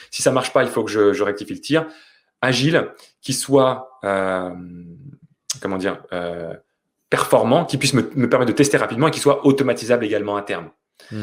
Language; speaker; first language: French; native; French